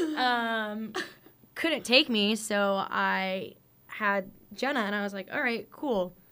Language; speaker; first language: English; native; English